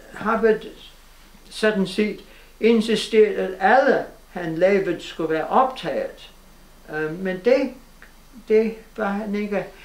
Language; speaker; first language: Danish; non-native, fluent; English